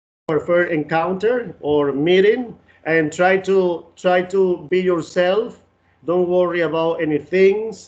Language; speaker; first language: English; non-native, fluent; Spanish